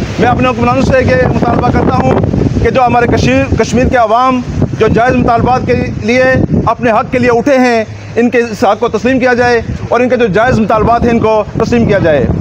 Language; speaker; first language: Urdu; non-native, local second language; Pahari-Potwari